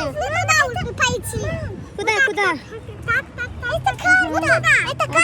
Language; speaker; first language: Russian; early bilingual, other home language; Azerbaijani